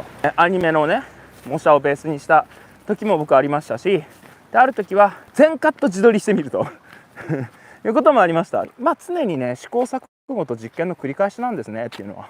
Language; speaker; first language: Japanese; native; Japanese